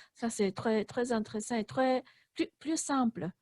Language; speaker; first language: French; non-native, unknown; Japanese